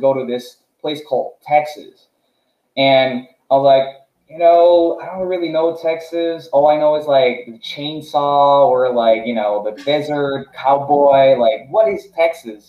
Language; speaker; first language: English; non-native, fluent; Korean